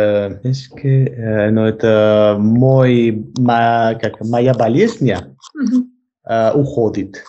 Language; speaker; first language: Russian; non-native, learner; Spanish